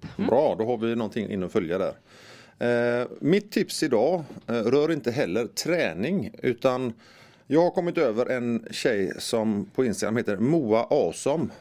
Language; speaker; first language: Swedish; native; Swedish